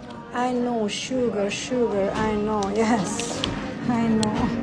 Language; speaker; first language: English; non-native, learner; Italian